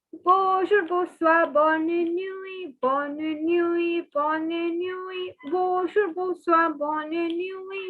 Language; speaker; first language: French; non-native, learner; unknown